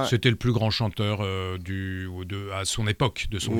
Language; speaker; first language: French; native; French